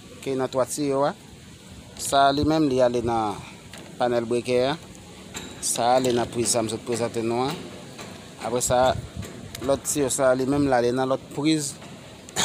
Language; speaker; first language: French; non-native, learner; Haitian Creole